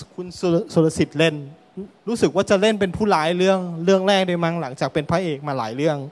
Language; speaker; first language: Thai; native; Thai